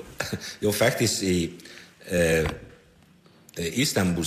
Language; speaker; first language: Danish; non-native, fluent; Persian